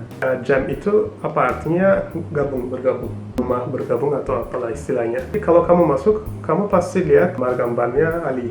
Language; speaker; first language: Indonesian; non-native, fluent; Turkish